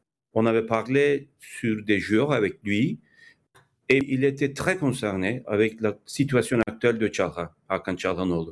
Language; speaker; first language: French; non-native, fluent; Turkish